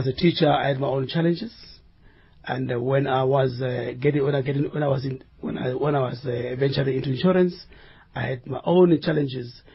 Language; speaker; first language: English; non-native, local second language; Northern Sotho